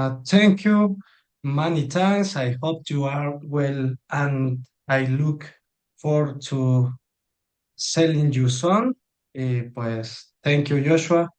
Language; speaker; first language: English; non-native, learner; Spanish